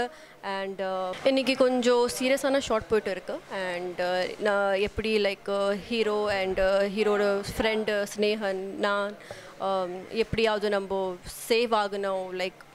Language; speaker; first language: Tamil; non-native, learner; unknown